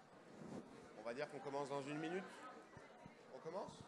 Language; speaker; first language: French; native; French